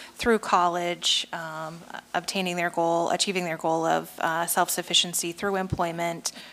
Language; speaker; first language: English; native; English